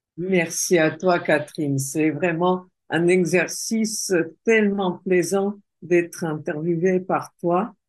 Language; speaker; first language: French; non-native, fluent; Russian